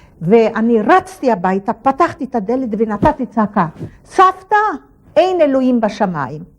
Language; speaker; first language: Hebrew; non-native, fluent; Polish